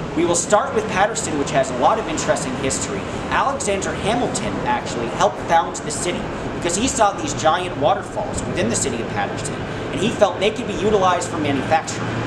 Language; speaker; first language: English; native; English